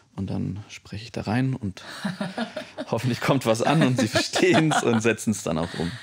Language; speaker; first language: German; native; German